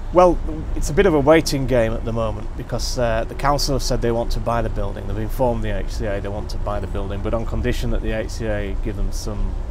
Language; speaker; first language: English; native; English